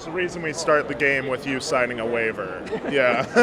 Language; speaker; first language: English; native; English